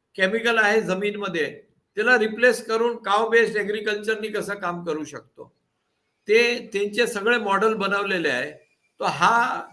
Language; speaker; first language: Marathi; non-native, local second language; Gujarati